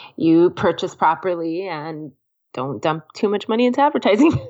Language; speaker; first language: English; native; English